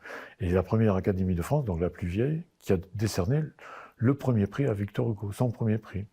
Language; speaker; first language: French; native; French